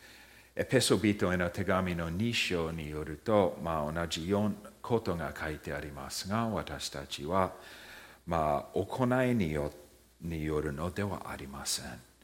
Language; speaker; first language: Japanese; early bilingual, heritage; Japanese